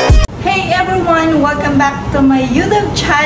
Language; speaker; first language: English; non-native, local second language; Filipino